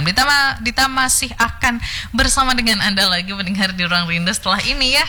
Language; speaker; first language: Indonesian; native; Indonesian